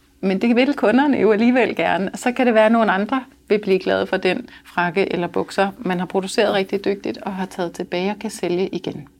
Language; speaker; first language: Danish; native; Danish